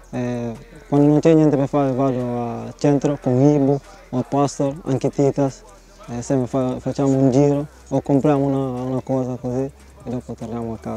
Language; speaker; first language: Italian; non-native, learner; Portuguese